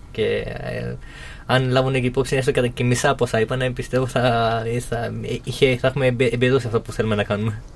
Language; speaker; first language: Greek; early bilingual, other home language; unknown